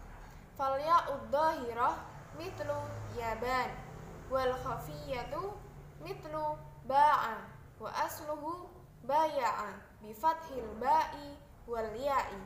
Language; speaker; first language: Arabic; non-native, learner; Indonesian